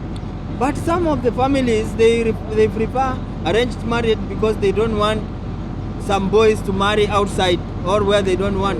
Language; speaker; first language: English; non-native, learner; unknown